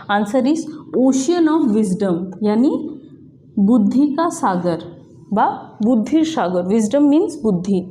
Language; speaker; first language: Hindi; non-native, local second language; Bangla